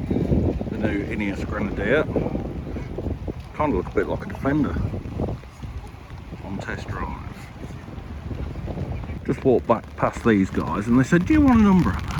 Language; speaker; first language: English; native; English